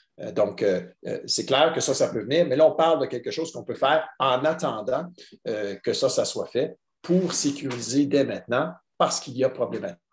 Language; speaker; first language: French; native; French